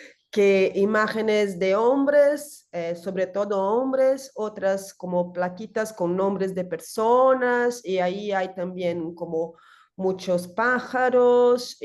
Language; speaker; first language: Spanish; non-native, learner; Portuguese